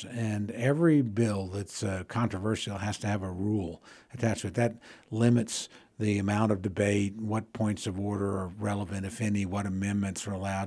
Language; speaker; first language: English; native; English